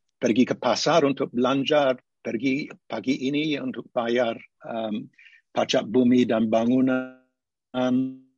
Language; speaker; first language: Indonesian; non-native, fluent; English